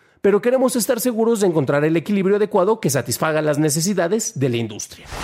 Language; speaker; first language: Spanish; native; Spanish